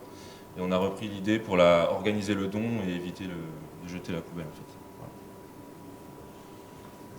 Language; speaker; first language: French; native; French